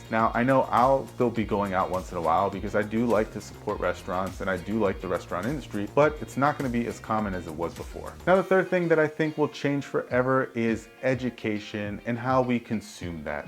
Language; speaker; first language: English; native; English